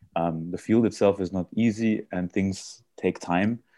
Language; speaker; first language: English; early bilingual, heritage; German